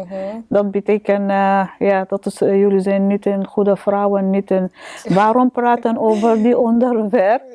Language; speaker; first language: Dutch; non-native, learner; Arabic